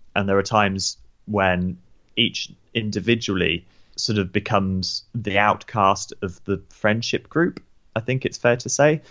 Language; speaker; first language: English; native; English